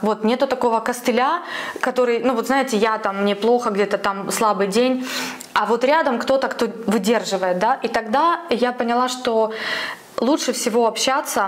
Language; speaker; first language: Russian; native; Russian